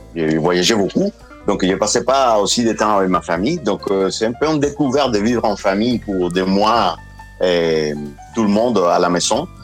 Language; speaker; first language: French; non-native, fluent; Spanish